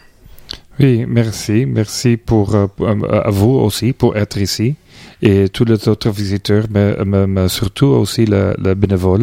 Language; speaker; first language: French; non-native, learner; Dutch